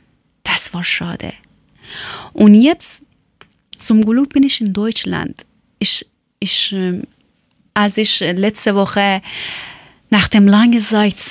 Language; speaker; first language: German; non-native, learner; Persian